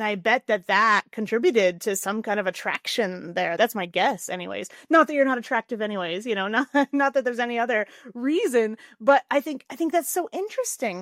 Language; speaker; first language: English; native; English